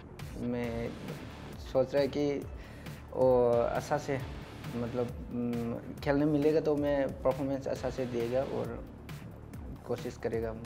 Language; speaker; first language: Hindi; non-native, local second language; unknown